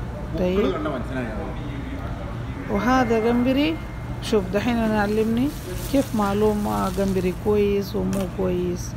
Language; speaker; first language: Arabic; non-native, learner; Bangla